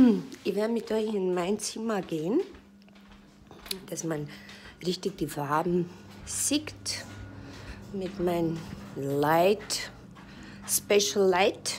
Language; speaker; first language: German; non-native, fluent; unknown